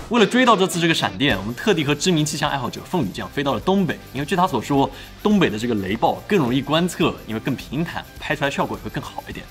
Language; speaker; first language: Chinese; native; Chinese